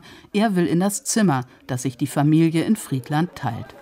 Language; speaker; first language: German; native; German